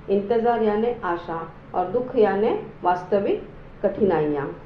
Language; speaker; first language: Hindi; non-native, local second language; Marathi